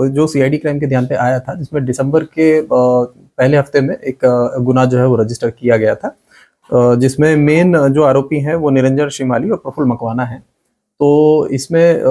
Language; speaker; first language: Hindi; non-native, local second language; Gujarati